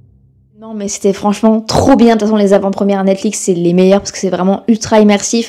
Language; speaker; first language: French; native; French